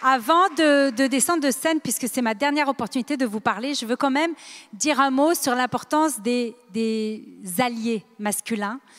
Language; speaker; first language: French; native; French